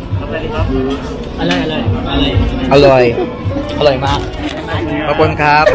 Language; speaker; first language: Thai; non-native, learner; Filipino